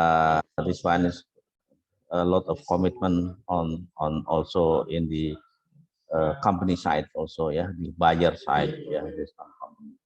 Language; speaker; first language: English; non-native, fluent; Indonesian